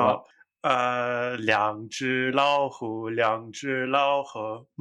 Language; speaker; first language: Chinese; non-native, fluent; English